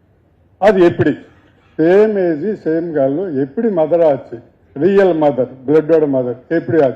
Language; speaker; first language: Tamil; non-native, learner; Telugu